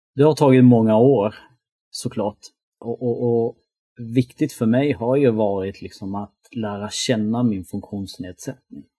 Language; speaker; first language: Swedish; early bilingual, other home language; Albanian